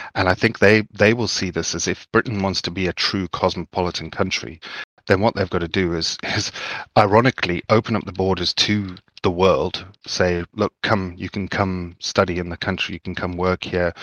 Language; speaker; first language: English; native; English